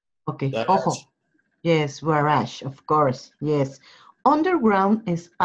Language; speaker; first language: English; non-native, learner; Spanish